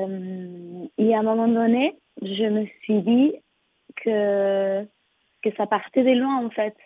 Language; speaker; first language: French; non-native, fluent; Spanish